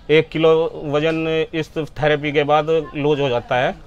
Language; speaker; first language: Hindi; native; Hindi